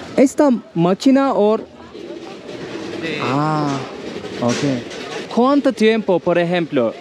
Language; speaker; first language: Spanish; non-native, learner; Turkish